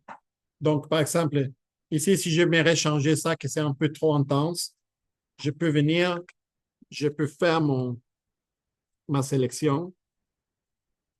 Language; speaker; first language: French; non-native, fluent; Spanish